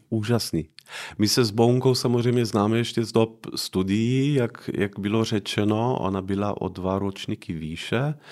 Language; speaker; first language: Czech; non-native, fluent; Slovenian